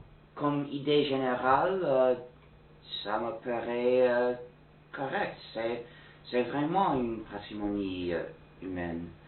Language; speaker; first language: French; non-native, fluent; English